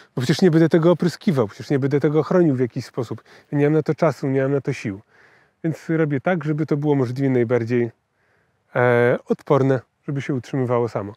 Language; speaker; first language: Polish; native; Polish